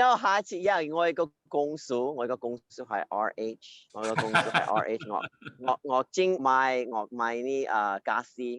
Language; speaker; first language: Cantonese; early bilingual, heritage; Cantonese